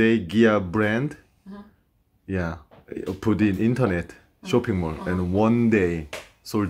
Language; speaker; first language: English; non-native, learner; Korean